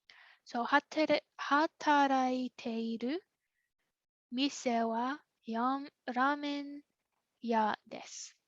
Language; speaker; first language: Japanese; non-native, fluent; English